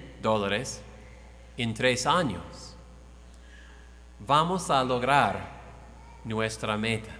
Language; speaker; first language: Spanish; non-native, fluent; English